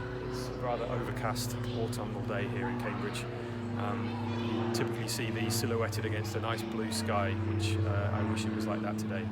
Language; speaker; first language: English; native; English